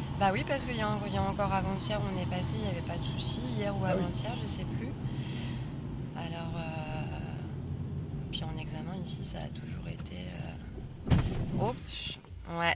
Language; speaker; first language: French; native; French